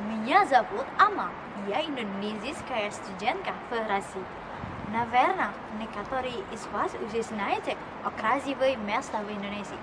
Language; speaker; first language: Russian; non-native, learner; Indonesian